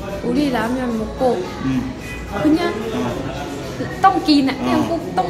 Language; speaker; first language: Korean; non-native, learner; Thai